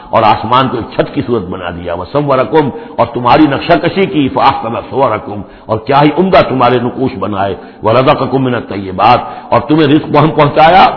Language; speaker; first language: Urdu; native; Urdu